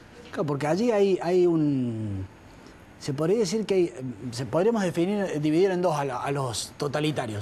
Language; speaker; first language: Spanish; native; Spanish